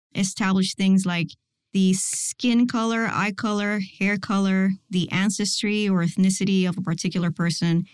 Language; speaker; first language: English; non-native, fluent; Spanish